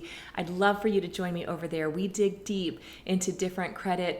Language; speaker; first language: English; native; English